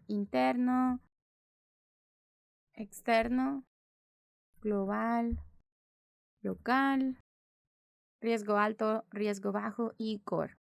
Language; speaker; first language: Spanish; native; Spanish